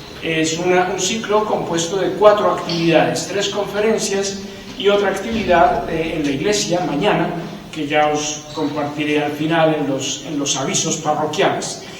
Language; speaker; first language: Spanish; native; Spanish